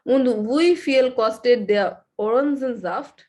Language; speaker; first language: German; non-native, learner; Bangla